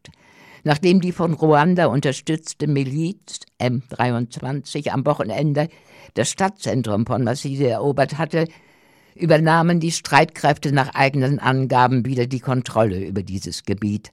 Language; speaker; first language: German; native; German